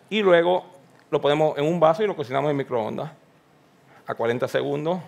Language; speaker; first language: Spanish; native; Spanish